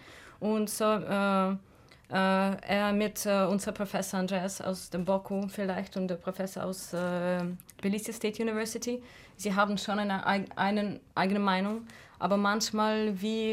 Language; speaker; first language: German; non-native, fluent; Russian